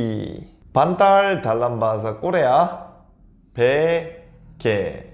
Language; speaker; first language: Indonesian; non-native, fluent; Korean